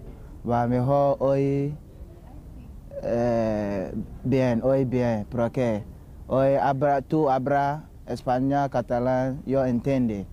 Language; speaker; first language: Spanish; non-native, learner; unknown